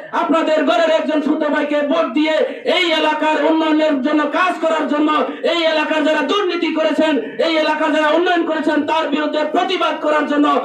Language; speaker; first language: Bangla; non-native, local second language; Kok Borok